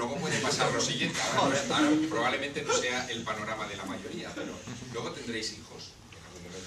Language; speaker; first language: Spanish; native; Spanish